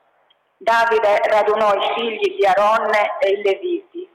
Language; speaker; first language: Italian; native; Italian